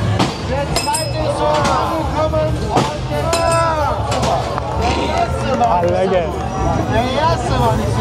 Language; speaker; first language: German; native; German